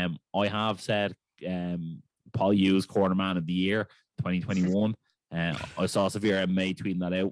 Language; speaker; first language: English; native; English